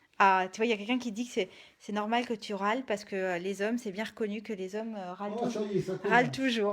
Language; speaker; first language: French; native; French